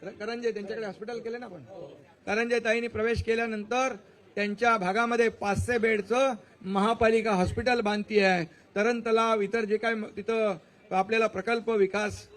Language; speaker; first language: Marathi; native; Marathi